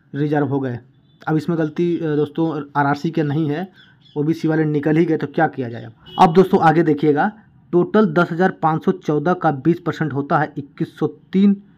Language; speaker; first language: Hindi; native; Hindi